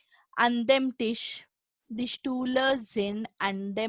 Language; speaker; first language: German; non-native, fluent; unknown